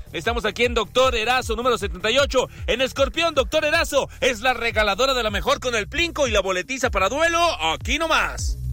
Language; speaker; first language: Spanish; native; Spanish